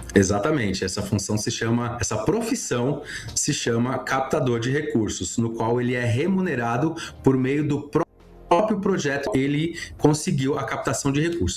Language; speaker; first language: Portuguese; native; Portuguese